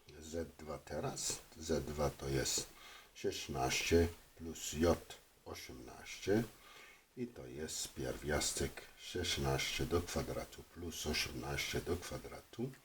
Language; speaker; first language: Polish; non-native, learner; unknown